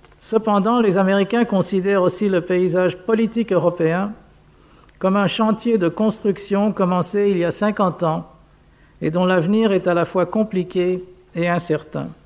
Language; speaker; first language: French; non-native, fluent; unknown